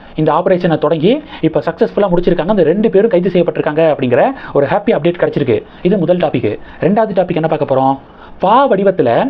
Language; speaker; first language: Tamil; native; Tamil